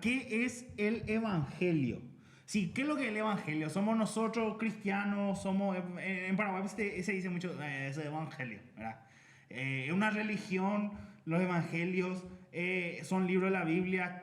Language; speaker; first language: Spanish; native; Spanish